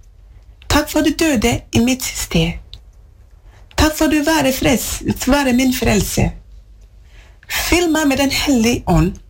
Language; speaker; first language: Swedish; non-native, fluent; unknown